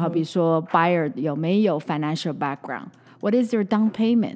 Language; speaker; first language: English; non-native, fluent; Chinese